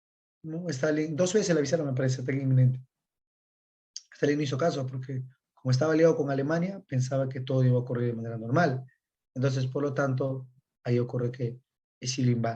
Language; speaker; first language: Spanish; native; Spanish